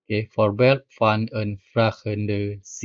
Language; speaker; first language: Dutch; non-native, learner; Indonesian